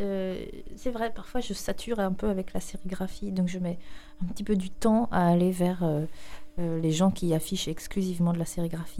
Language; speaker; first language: French; native; French